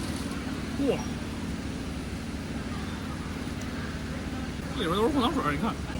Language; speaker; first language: Chinese; native; Chinese